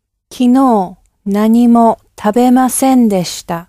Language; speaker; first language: Japanese; non-native, learner; English